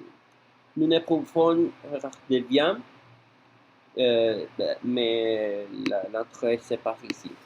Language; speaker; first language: French; non-native, learner; Spanish